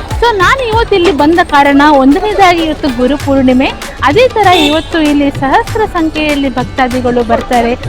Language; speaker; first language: Kannada; non-native, local second language; Konkani